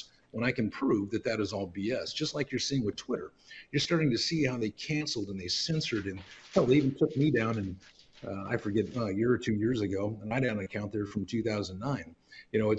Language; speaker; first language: English; native; English